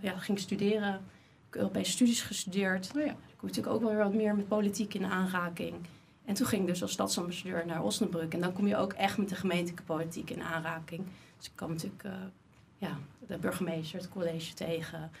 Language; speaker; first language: Dutch; native; Dutch